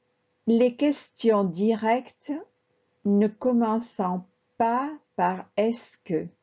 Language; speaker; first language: French; non-native, fluent; Spanish